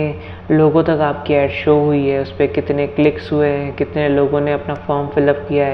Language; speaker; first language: Hindi; native; Hindi